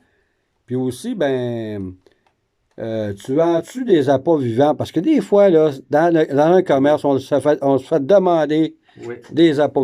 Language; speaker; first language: French; native; French